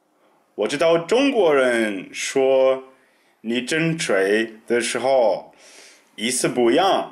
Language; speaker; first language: Chinese; non-native, fluent; German